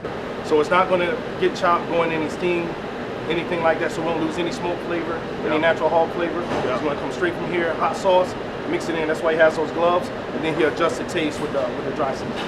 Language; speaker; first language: English; native; English